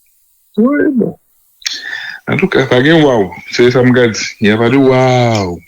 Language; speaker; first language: French; non-native, local second language; Haitian Creole